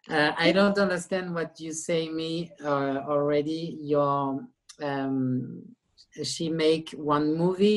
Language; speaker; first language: English; non-native, learner; French